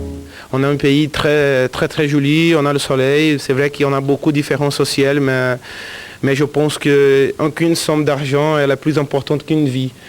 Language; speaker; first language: French; non-native, fluent; Portuguese